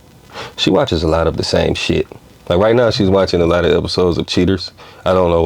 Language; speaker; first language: English; native; English